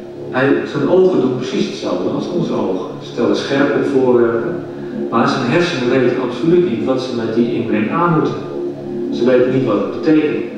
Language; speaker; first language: Dutch; native; Dutch